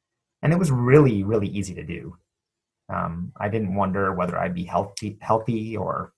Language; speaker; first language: English; native; English